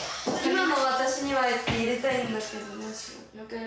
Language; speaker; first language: Japanese; non-native, fluent; Korean